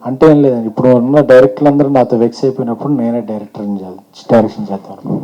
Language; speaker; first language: Telugu; native; Telugu